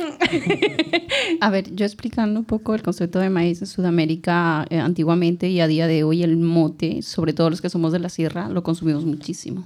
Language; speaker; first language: Spanish; native; Spanish